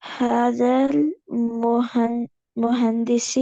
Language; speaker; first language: Arabic; non-native, learner; Urdu